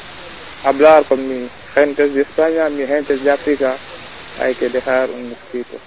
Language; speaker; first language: Spanish; non-native, learner; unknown